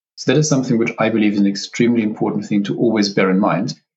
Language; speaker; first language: English; non-native, fluent; German